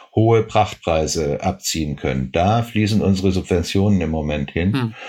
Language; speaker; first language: German; native; German